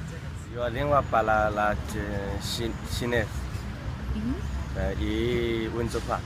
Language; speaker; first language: Spanish; non-native, learner; Chinese